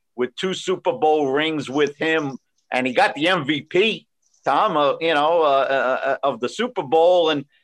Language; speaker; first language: English; native; English